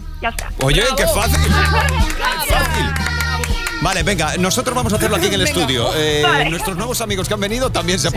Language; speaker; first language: Spanish; native; Spanish